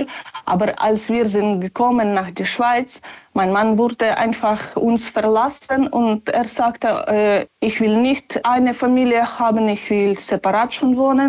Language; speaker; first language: German; non-native, learner; Ukrainian